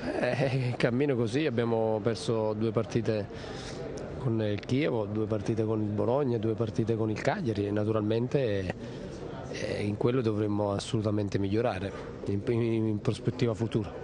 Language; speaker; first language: Italian; native; Italian